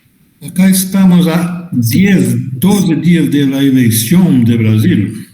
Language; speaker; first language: Spanish; non-native, fluent; Portuguese